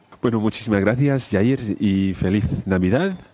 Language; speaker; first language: Spanish; non-native, fluent; English